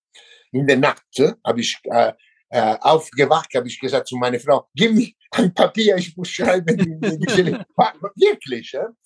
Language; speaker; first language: German; non-native, learner; Italian